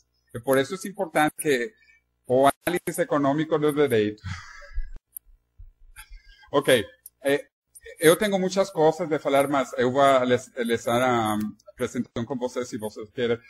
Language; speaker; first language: Spanish; non-native, learner; Portuguese